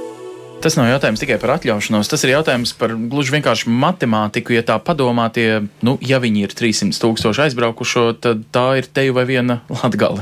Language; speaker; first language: Latvian; native; Latvian